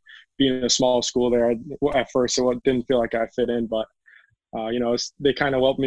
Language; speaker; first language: English; native; English